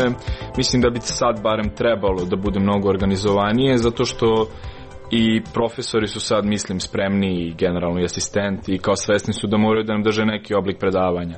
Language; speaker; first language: Serbian; native; Serbian